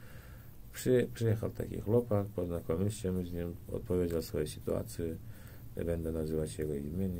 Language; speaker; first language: Polish; non-native, learner; Turkmen